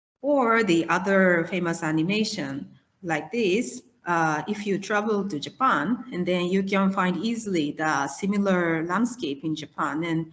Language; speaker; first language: English; non-native, fluent; Japanese